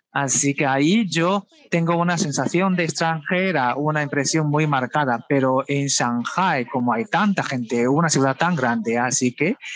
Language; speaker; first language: Spanish; non-native, fluent; Chinese